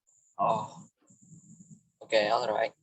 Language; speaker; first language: English; non-native, fluent; Indonesian